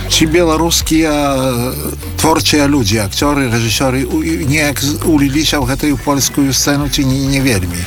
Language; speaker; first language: Belarusian; native; Belarusian